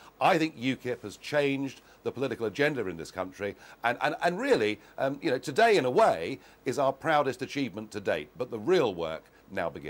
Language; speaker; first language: English; native; English